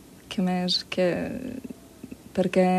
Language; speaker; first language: Catalan; non-native, learner; Croatian